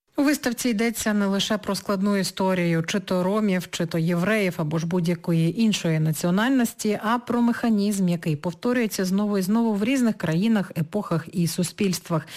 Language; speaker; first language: Ukrainian; native; Ukrainian